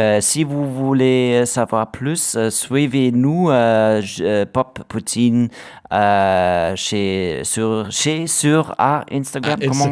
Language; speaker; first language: French; non-native, learner; German